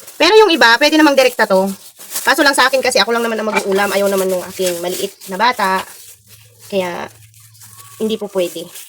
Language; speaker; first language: Filipino; non-native, local second language; Iloko